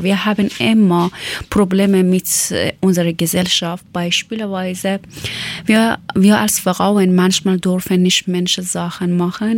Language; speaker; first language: German; non-native, fluent; Persian